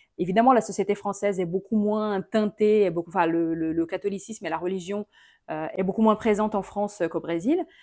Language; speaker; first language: French; non-native, fluent; Portuguese